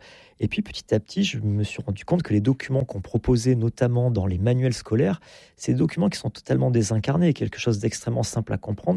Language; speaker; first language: French; native; French